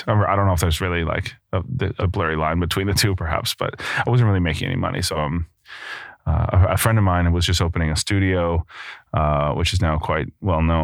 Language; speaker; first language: English; native; English